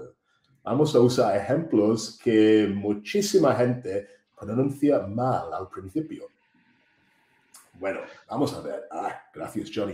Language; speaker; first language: Spanish; non-native, fluent; English